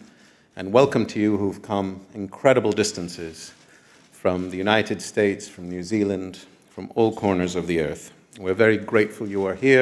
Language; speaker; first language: English; non-native, fluent; Arabic